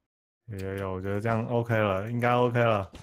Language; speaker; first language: Chinese; native; Chinese